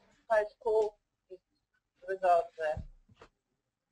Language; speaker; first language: English; non-native, learner; Russian